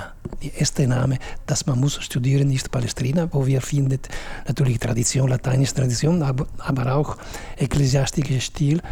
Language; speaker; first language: German; non-native, fluent; Italian